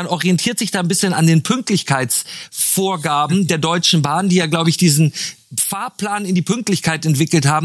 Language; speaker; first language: German; native; German